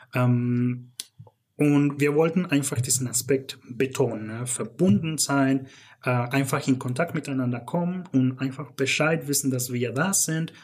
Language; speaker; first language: German; non-native, fluent; English